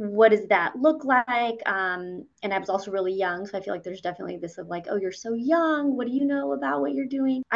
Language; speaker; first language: English; early bilingual, other home language; Spanish